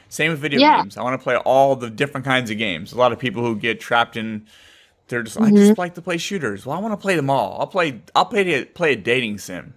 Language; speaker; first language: English; native; English